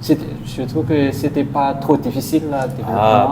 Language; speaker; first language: French; non-native, local second language; Malagasy